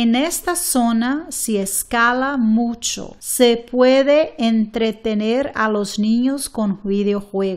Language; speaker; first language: Spanish; non-native, fluent; English